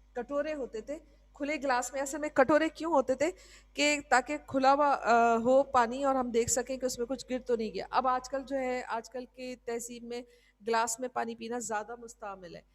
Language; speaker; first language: Urdu; native; Urdu